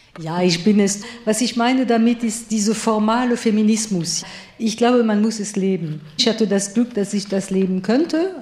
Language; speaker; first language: German; non-native, fluent; French